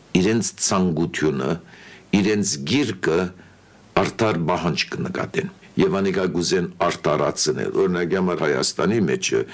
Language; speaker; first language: Armenian; early bilingual, heritage; Armenian